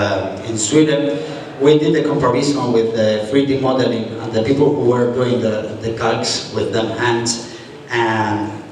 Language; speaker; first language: English; non-native, fluent; Spanish